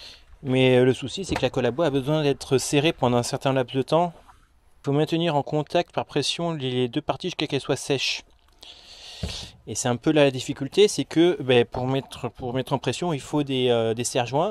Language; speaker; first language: French; native; French